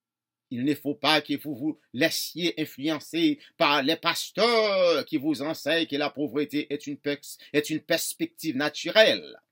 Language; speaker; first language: French; non-native, local second language; Haitian Creole